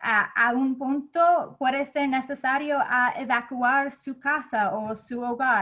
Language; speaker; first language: Spanish; non-native, fluent; English